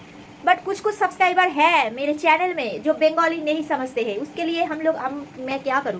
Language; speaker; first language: Hindi; non-native, local second language; Bangla